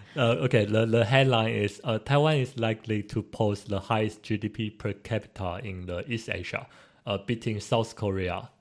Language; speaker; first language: English; non-native, learner; Chinese